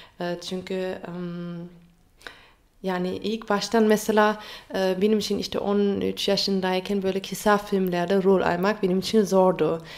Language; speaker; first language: Turkish; non-native, fluent; German